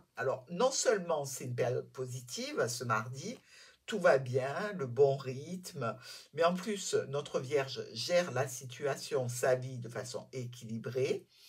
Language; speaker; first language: French; native; French